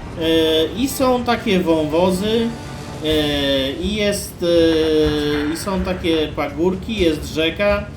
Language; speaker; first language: Polish; native; Polish